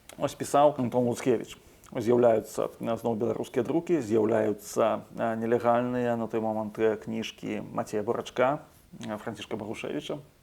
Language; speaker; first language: Belarusian; native; Belarusian